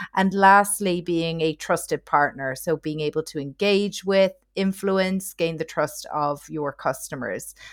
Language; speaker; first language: English; native; English